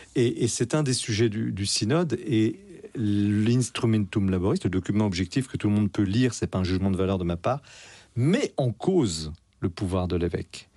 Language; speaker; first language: French; native; French